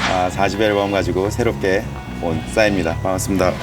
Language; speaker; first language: Korean; native; Korean